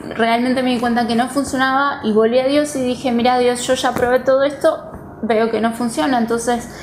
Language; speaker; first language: Spanish; native; Spanish